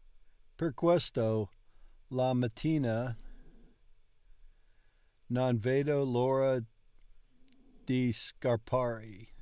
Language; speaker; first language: Italian; non-native, learner; English